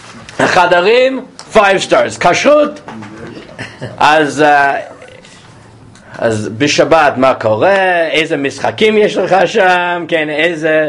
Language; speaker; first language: Hebrew; non-native, fluent; English